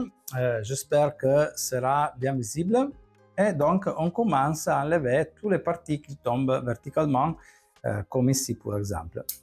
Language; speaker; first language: French; non-native, fluent; Italian